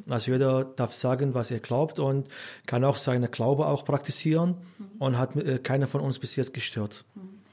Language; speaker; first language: German; non-native, fluent; Arabic